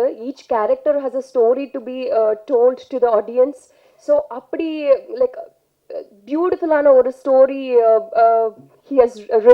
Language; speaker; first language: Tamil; non-native, learner; Telugu